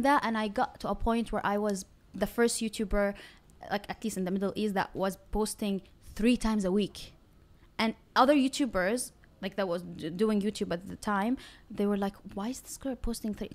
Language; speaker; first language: English; non-native, fluent; Arabic